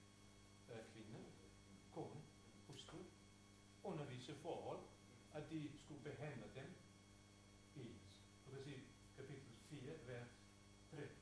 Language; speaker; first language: Danish; non-native, fluent; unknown